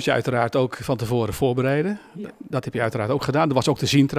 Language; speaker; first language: Dutch; native; Dutch